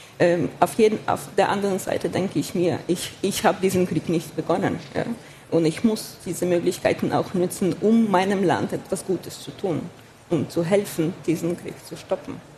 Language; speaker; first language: German; non-native, fluent; Ukrainian